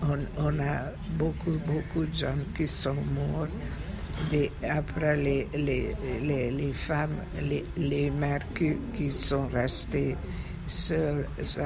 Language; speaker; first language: French; non-native, fluent; Hungarian